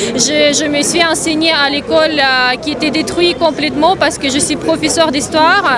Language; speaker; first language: French; non-native, fluent; Russian